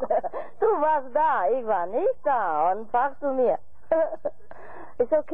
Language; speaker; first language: German; non-native, learner; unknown